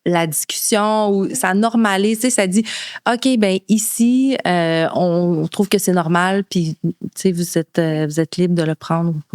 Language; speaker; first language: French; native; French